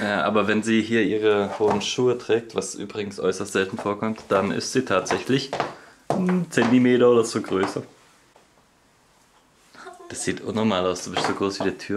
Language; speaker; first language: German; native; German